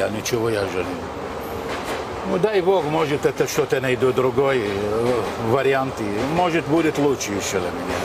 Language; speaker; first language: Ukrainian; non-native, learner; Arabic